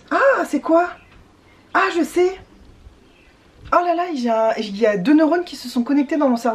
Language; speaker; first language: French; native; French